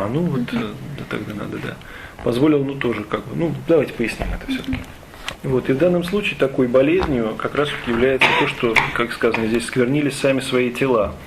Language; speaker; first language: Russian; native; Russian